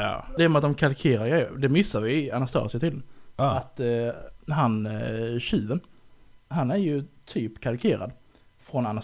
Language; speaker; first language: Swedish; native; Swedish